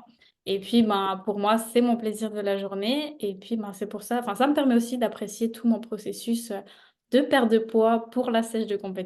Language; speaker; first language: French; native; French